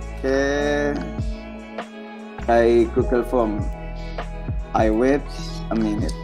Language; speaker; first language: English; non-native, fluent; Indonesian